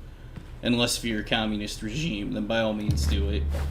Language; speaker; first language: English; native; English